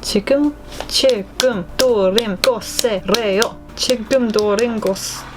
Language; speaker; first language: Korean; non-native, learner; English